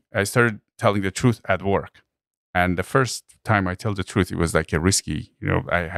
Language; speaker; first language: English; non-native, fluent; Persian